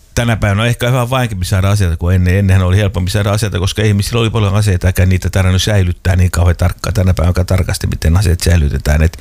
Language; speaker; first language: Finnish; native; Finnish